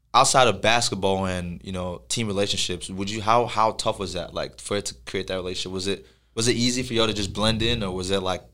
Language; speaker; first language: English; non-native, local second language; Yoruba